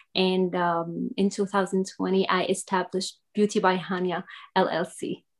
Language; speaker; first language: English; non-native, fluent; Arabic